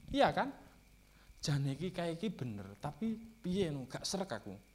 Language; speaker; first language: Indonesian; non-native, local second language; Javanese